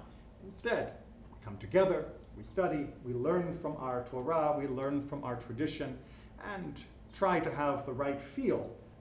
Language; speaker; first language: English; native; English